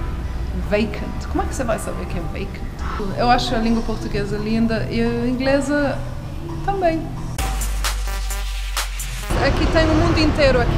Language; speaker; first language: Portuguese; early bilingual, heritage; Portuguese